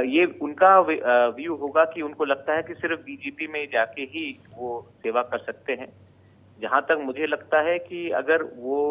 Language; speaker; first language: Hindi; non-native, local second language; Bangla